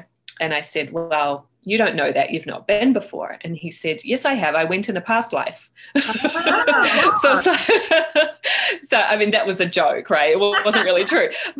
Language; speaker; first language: English; native; English